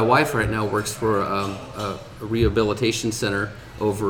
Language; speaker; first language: English; native; English